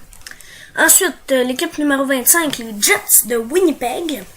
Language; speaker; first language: French; native; French